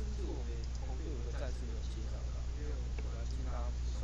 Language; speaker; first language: Chinese; native; Chinese